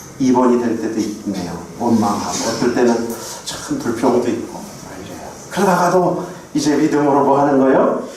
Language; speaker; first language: Korean; native; Korean